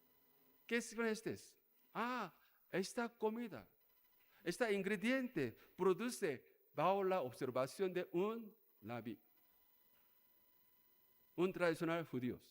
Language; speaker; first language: Spanish; non-native, learner; Korean